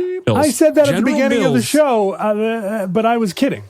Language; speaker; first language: English; native; English